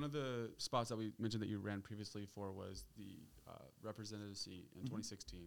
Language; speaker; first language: English; native; English